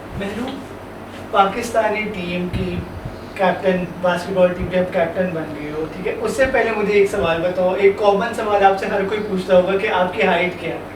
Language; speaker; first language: Urdu; native; Urdu